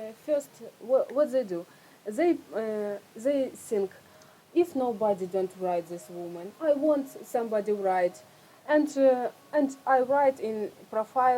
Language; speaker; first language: English; non-native, learner; Russian